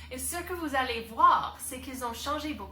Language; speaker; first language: French; non-native, fluent; English